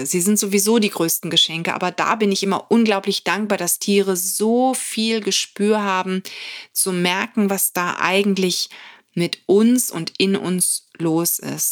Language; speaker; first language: German; native; German